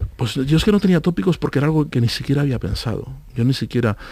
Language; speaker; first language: Spanish; native; Spanish